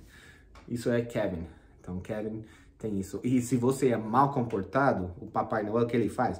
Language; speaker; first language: Portuguese; non-native, fluent; English